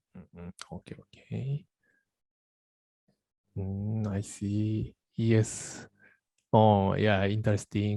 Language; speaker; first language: English; non-native, learner; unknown